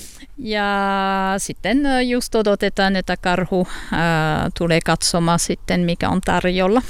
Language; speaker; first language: Finnish; non-native, learner; French